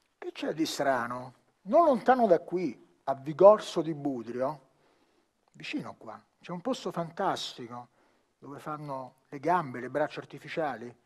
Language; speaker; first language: Italian; non-native, fluent; Tigrinya